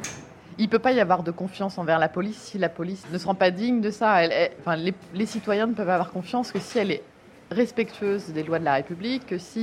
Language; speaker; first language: French; native; French